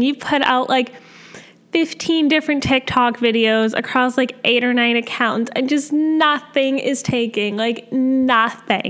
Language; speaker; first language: English; native; English